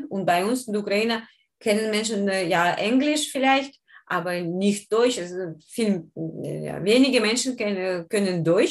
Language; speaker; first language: German; non-native, learner; Ukrainian